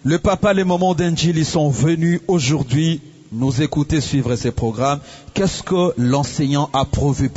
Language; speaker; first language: French; non-native, local second language; Lingala